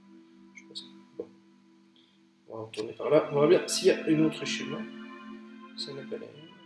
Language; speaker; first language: French; native; French